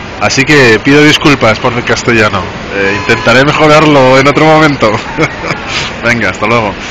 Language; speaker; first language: Spanish; native; Spanish